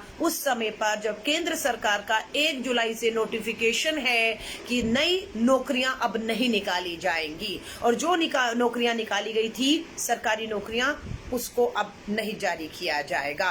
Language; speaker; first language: Hindi; native; Hindi